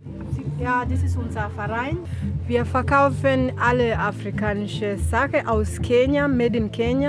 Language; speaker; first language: German; non-native, learner; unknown